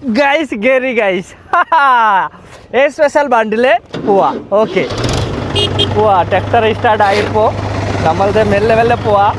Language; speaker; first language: Malayalam; non-native, learner; Bangla